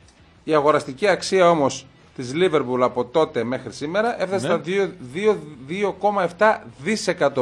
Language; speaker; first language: Greek; native; Greek